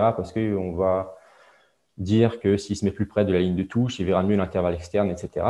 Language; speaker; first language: French; native; French